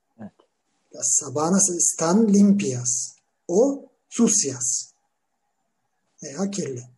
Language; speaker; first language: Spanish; non-native, learner; Turkish